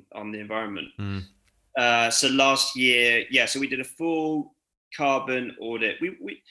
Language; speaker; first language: English; native; English